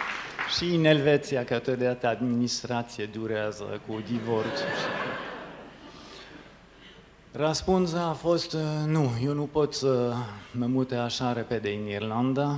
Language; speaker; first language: Romanian; non-native, fluent; French